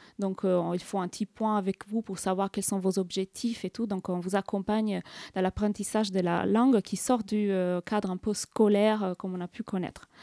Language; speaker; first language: French; non-native, fluent; Italian